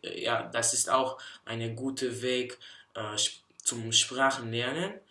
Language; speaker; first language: German; non-native, learner; Russian